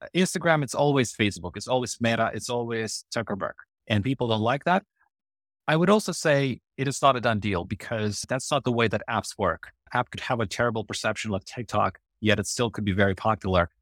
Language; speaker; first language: English; non-native, fluent; Ukrainian